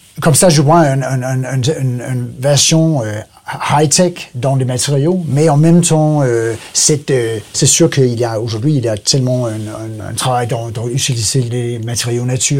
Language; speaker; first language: French; non-native, learner; Danish